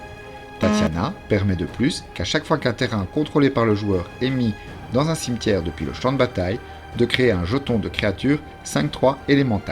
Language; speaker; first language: French; native; French